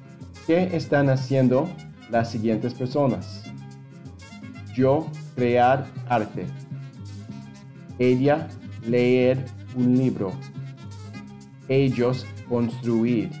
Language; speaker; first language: Spanish; non-native, fluent; English